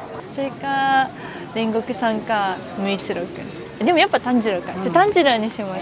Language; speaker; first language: Japanese; native; Japanese